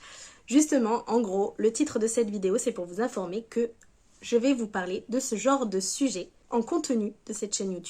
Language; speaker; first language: French; native; French